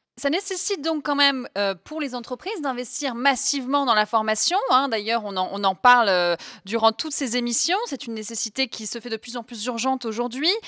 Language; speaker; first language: French; native; French